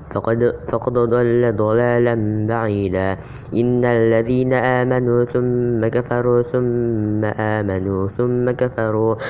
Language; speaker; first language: Arabic; non-native, learner; Indonesian